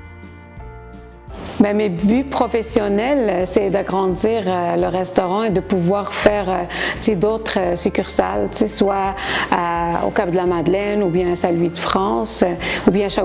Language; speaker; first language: French; non-native, local second language; Arabic